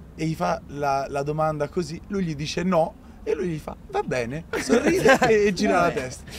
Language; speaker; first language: Italian; native; Italian